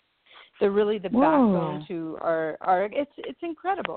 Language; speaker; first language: English; native; English